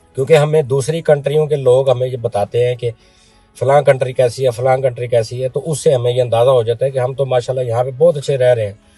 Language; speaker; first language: Urdu; non-native, local second language; Punjabi